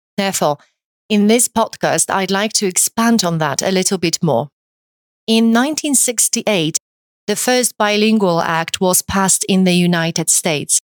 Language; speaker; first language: English; non-native, fluent; Polish